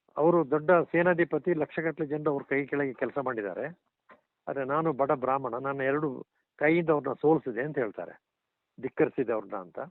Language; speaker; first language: Kannada; non-native, local second language; Kodava